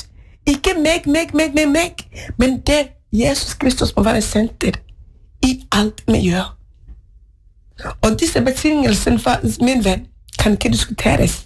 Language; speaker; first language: Norwegian; non-native, fluent; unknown